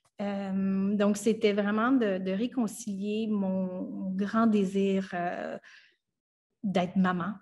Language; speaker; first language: French; non-native, local second language; English